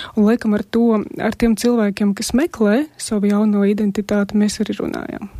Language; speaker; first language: Latvian; non-native, local second language; Russian